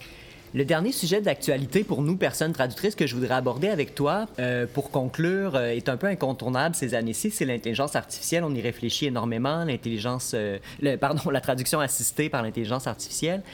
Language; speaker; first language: French; native; French